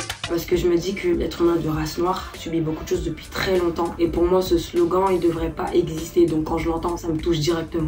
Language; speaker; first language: French; native; French